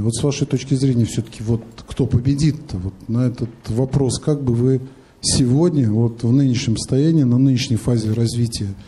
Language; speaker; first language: Russian; native; Russian